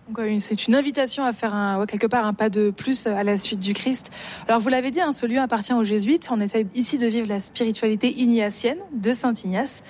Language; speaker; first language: French; native; French